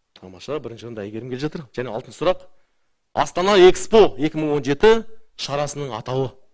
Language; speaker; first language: Kazakh; native; Kazakh